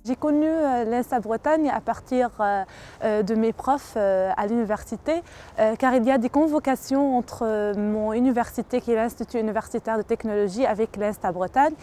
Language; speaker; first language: French; non-native, local second language; Arabic